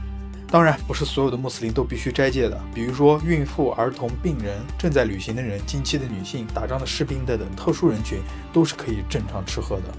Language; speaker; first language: Chinese; native; Chinese